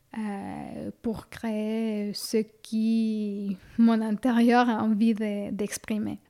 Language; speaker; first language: French; non-native, fluent; Spanish